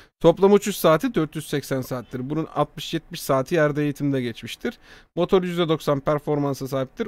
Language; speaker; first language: Turkish; native; Turkish